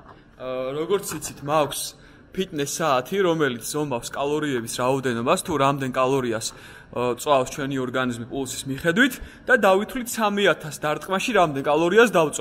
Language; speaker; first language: Georgian; native; Georgian